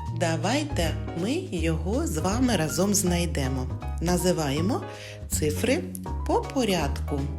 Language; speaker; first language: Ukrainian; native; Ukrainian